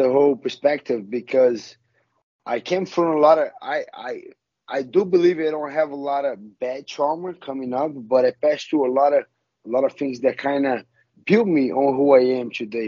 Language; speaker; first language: English; non-native, learner; Portuguese